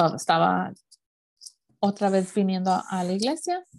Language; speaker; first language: Spanish; early bilingual, heritage; Spanish